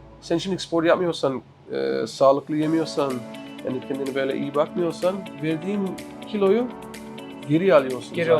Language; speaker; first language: Turkish; early bilingual, other home language; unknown